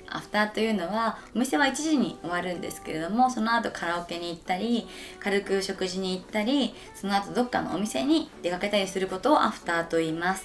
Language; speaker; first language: Japanese; native; Japanese